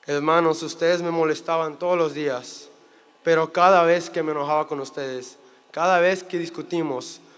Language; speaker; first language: Spanish; early bilingual, heritage; Spanish